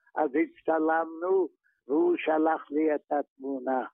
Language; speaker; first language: Hebrew; non-native, fluent; Polish